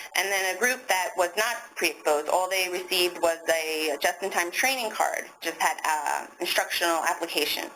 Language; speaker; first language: English; native; English